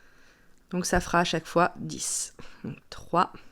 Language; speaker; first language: French; native; French